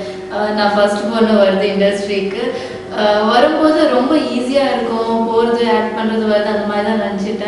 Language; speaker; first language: Tamil; non-native, local second language; Telugu